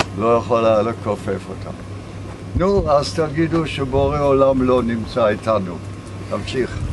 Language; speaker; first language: Hebrew; non-native, fluent; German